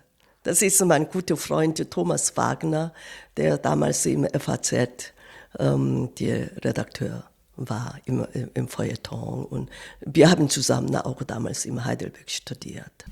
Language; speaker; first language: German; non-native, fluent; Korean